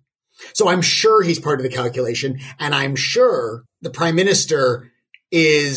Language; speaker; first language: English; native; English